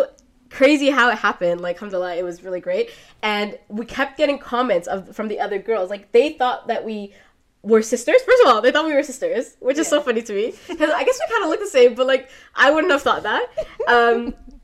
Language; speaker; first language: English; native; English